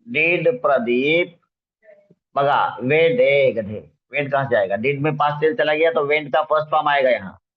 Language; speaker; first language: Hindi; non-native, local second language; Marathi